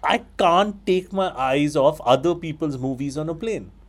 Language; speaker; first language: English; non-native, local second language; Bangla